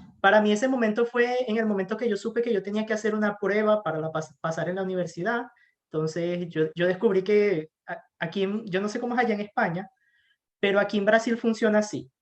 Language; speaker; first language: Spanish; native; Spanish